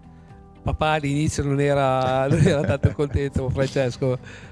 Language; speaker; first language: Italian; native; Italian